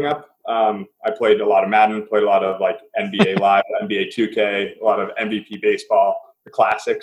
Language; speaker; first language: English; native; English